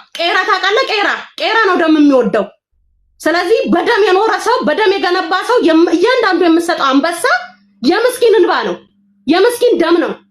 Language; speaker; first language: Amharic; non-native, local second language; Oromo